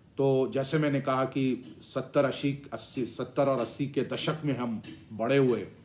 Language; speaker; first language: Hindi; non-native, local second language; Tamil